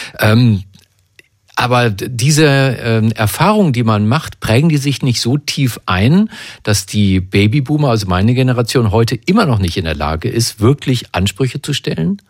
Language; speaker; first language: German; native; German